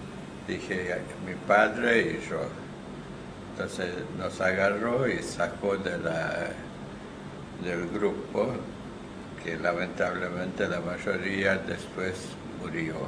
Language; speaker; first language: Spanish; non-native, fluent; Hungarian